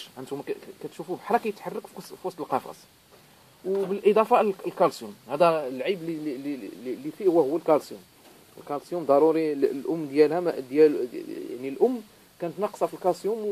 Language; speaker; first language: Arabic; native; Arabic